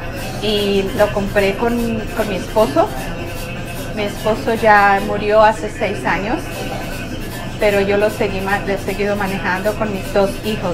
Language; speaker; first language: Spanish; early bilingual, other home language; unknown